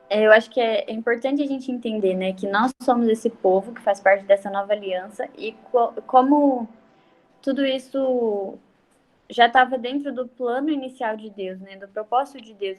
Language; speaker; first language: Portuguese; native; Portuguese